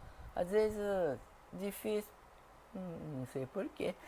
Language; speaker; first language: Portuguese; non-native, fluent; Japanese